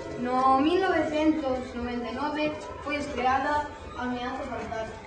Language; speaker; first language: Galician; non-native, local second language; Spanish